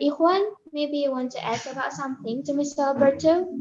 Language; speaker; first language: English; non-native, learner; Indonesian